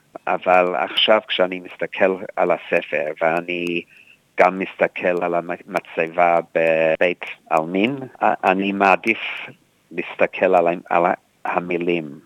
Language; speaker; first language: Hebrew; non-native, fluent; English